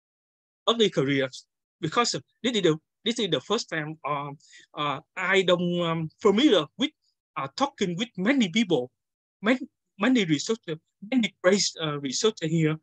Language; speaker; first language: English; non-native, learner; Vietnamese